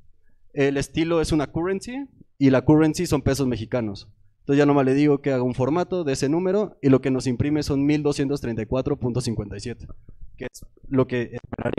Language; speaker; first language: Spanish; native; Spanish